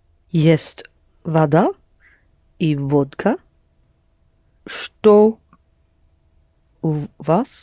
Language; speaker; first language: Russian; non-native, learner; English